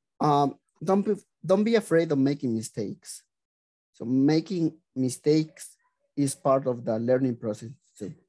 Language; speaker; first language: English; non-native, fluent; Spanish